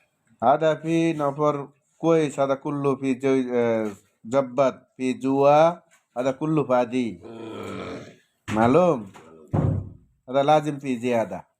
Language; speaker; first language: Arabic; non-native, learner; Bangla